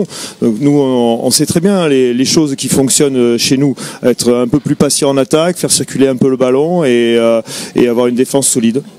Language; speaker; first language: French; native; French